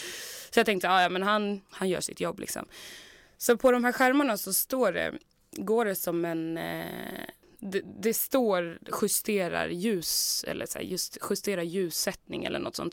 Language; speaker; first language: Swedish; native; Swedish